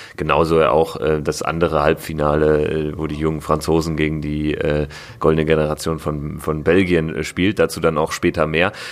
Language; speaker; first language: German; native; German